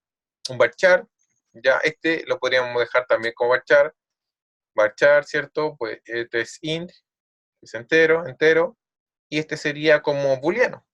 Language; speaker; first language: Spanish; native; Spanish